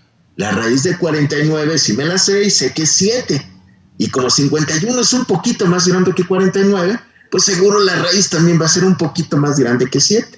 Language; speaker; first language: Spanish; native; Spanish